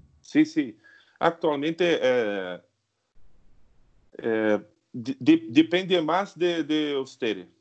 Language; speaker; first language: Spanish; non-native, learner; Portuguese